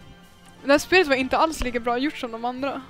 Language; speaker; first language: Swedish; native; Swedish